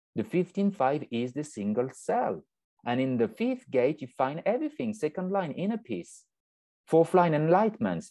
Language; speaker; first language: English; non-native, fluent; French